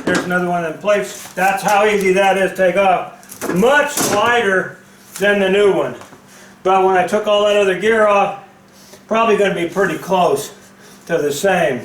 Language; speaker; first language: English; native; English